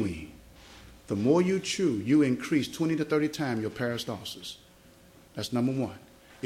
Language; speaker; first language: English; native; English